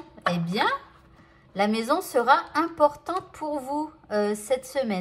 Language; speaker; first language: French; native; French